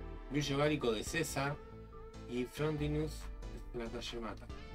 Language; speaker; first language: Spanish; native; Spanish